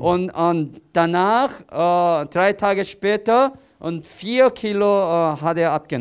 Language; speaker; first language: German; non-native, learner; Korean